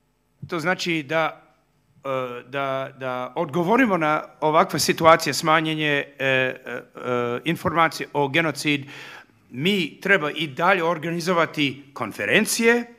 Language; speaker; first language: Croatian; early bilingual, heritage; Serbian